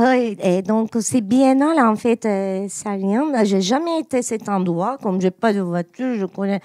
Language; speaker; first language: French; non-native, learner; Turkish